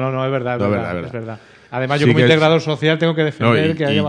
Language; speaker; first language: Spanish; native; Spanish